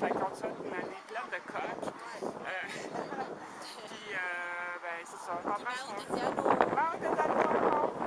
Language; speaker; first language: French; native; French